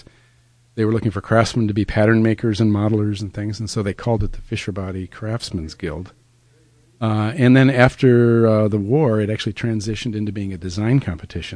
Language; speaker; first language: English; native; English